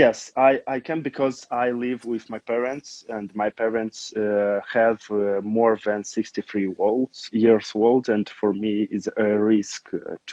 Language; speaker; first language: English; non-native, learner; Romanian